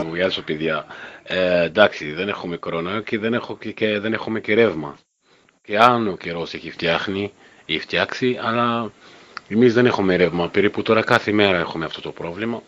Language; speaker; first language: Greek; non-native, learner; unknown